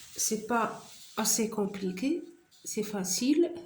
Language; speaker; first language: French; non-native, local second language; Arabic